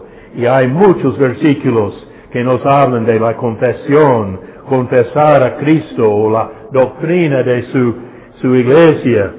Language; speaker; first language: Spanish; non-native, fluent; English